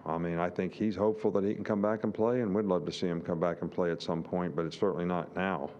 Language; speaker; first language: English; native; English